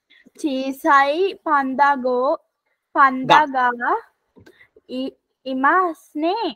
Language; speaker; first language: Japanese; non-native, learner; Sinhala